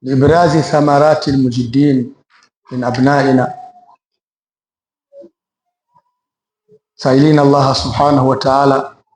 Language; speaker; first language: Arabic; non-native, fluent; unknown